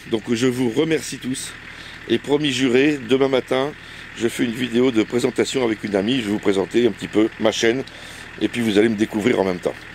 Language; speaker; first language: French; native; French